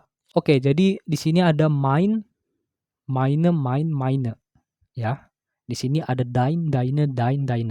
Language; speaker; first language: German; non-native, fluent; Indonesian